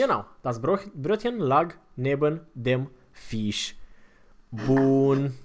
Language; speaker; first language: German; non-native, fluent; Romanian